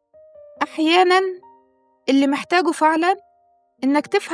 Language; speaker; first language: Arabic; native; Arabic